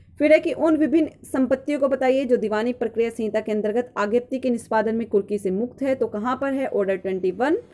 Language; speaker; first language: Hindi; native; Hindi